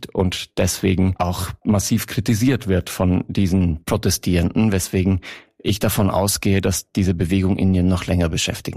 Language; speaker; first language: German; native; German